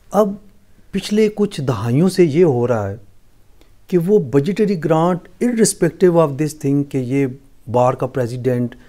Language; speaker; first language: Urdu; non-native, local second language; Punjabi